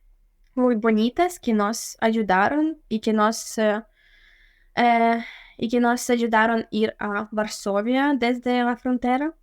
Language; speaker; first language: Spanish; non-native, fluent; Ukrainian